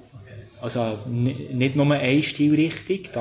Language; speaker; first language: German; native; German